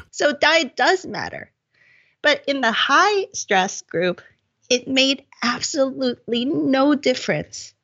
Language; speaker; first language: English; non-native, local second language; Cantonese